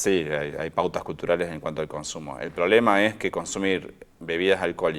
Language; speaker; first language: Spanish; native; Spanish